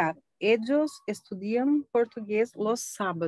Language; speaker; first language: Spanish; non-native, learner; Portuguese